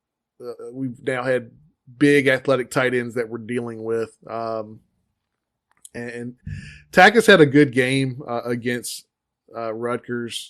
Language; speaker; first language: English; native; English